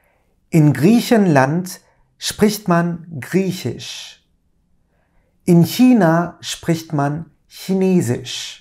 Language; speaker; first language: German; non-native, fluent; Turkish